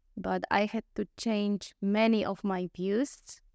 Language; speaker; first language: English; non-native, fluent; Polish